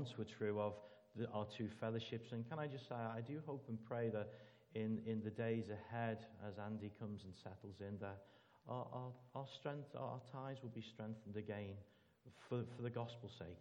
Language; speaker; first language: English; native; English